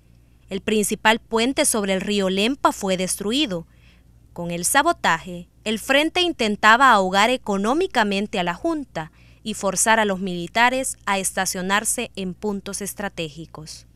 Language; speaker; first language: Spanish; native; Spanish